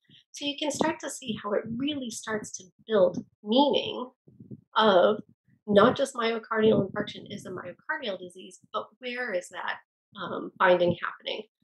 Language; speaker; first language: English; native; English